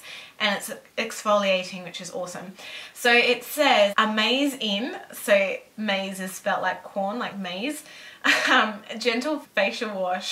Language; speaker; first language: English; native; English